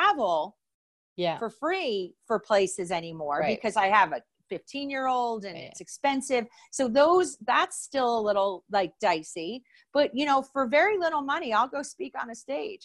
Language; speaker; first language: English; native; English